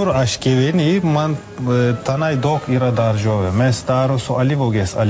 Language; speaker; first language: Lithuanian; non-native, learner; Turkish